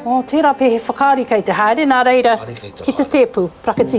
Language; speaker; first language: Māori; non-native, local second language; English